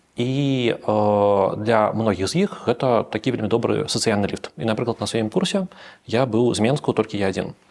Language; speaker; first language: Belarusian; non-native, local second language; Russian